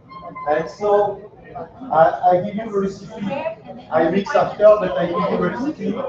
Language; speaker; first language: English; non-native, learner; French